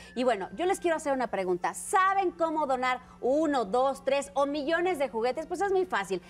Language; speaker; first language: Spanish; native; Spanish